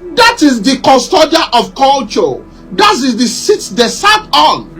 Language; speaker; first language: English; non-native, local second language; Yoruba